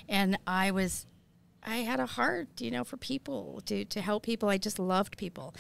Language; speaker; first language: English; native; English